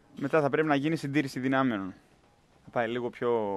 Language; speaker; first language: Greek; native; Greek